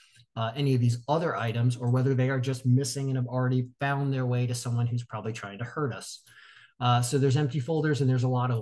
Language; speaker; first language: English; native; English